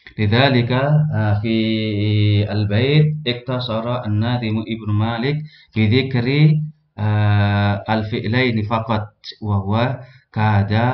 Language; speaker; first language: Arabic; non-native, fluent; Indonesian